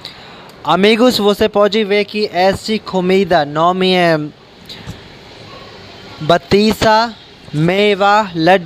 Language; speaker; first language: Portuguese; non-native, learner; Hindi